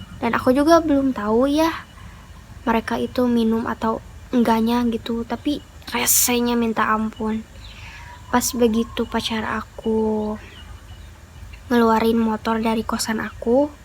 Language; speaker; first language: Indonesian; non-native, local second language; Sundanese